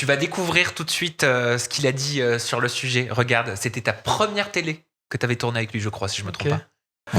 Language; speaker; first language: French; native; French